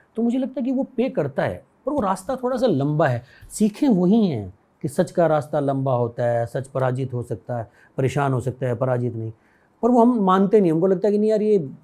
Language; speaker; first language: Hindi; native; Hindi